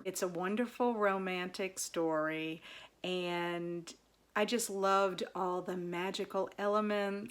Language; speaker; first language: English; native; English